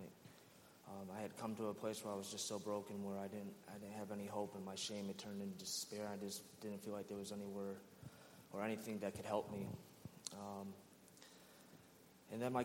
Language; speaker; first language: English; native; English